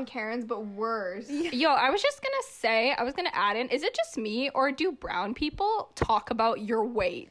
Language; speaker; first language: English; early bilingual, other home language; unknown